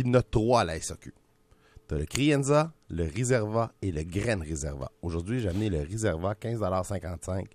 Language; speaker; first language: French; native; French